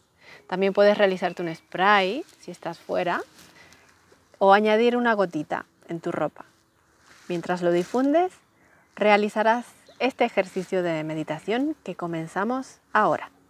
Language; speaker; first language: Spanish; native; Spanish